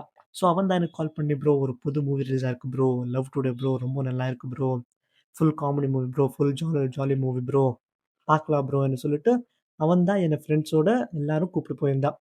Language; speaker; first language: Tamil; non-native, learner; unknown